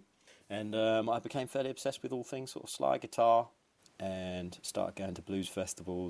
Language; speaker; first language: English; native; English